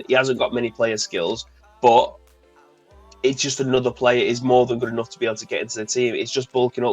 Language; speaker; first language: English; native; English